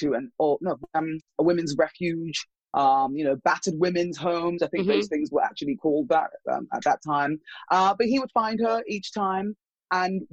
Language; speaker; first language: English; native; English